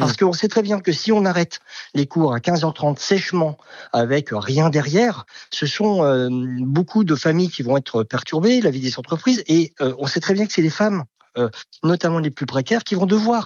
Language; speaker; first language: French; native; French